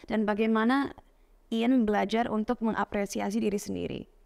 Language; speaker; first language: Indonesian; native; Indonesian